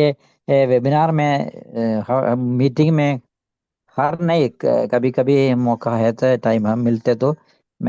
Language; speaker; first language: Hindi; non-native, local second language; Malayalam